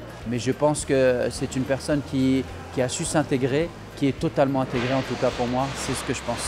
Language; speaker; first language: French; native; French